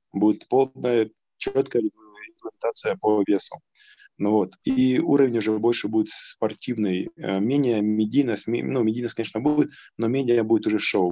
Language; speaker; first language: Russian; native; Russian